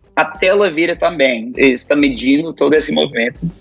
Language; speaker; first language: Portuguese; non-native, fluent; English